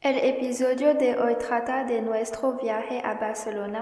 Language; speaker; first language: Spanish; non-native, learner; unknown